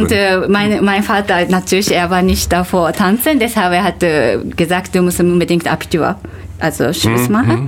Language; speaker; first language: German; non-native, fluent; Japanese